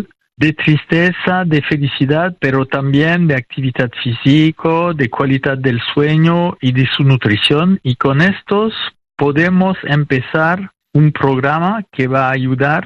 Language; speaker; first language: Spanish; non-native, fluent; French